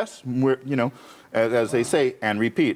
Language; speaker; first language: English; native; English